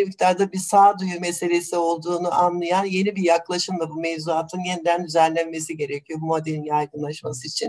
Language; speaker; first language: Turkish; native; Turkish